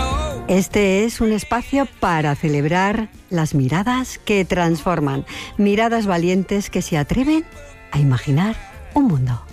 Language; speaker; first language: Spanish; native; Spanish